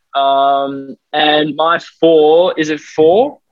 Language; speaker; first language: English; native; English